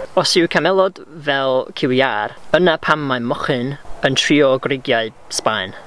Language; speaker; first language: Welsh; non-native, local second language; English